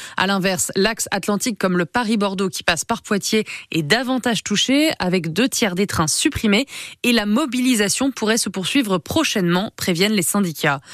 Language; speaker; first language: French; native; French